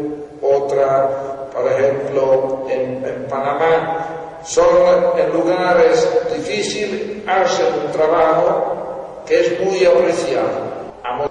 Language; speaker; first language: Spanish; non-native, fluent; Italian